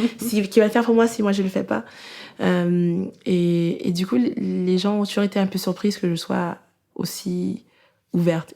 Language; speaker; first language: French; native; French